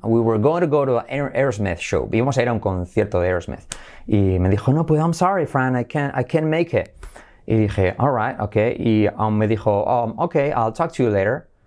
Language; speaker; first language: English; non-native, fluent; Spanish